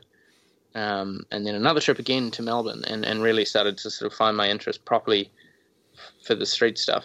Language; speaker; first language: English; native; English